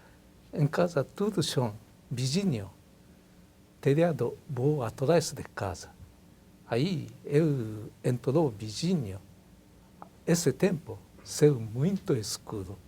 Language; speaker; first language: Portuguese; non-native, learner; Japanese